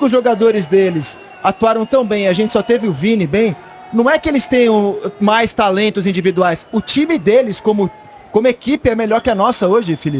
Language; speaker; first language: Portuguese; native; Portuguese